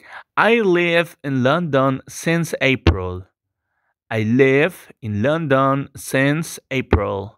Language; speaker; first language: English; non-native, fluent; Spanish